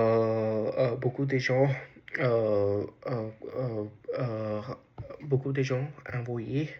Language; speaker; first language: French; non-native, learner; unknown